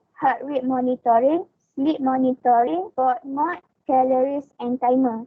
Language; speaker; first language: English; non-native, local second language; Malay